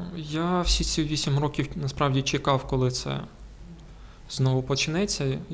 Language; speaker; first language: Ukrainian; non-native, local second language; Russian